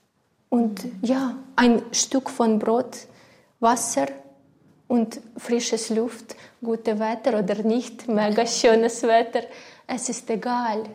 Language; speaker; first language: German; non-native, learner; Ukrainian